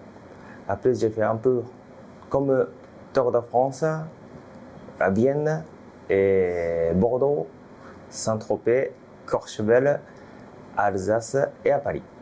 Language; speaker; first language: French; non-native, fluent; Japanese